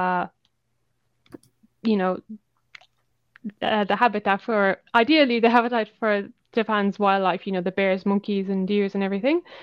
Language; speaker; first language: English; native; English